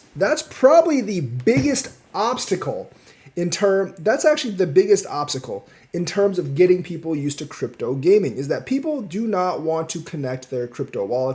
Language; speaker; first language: English; native; English